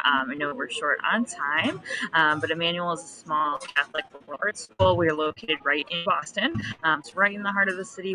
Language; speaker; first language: English; native; English